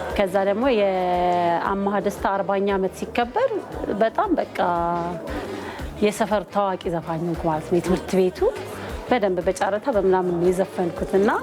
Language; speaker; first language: Amharic; native; Amharic